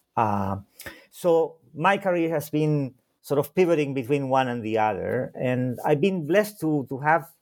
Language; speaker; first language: English; non-native, fluent; Spanish